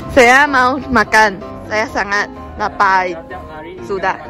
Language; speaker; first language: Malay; non-native, local second language; Chinese